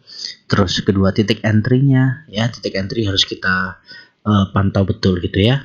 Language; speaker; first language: Indonesian; native; Indonesian